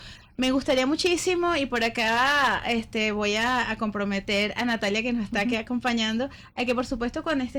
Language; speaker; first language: Spanish; native; Spanish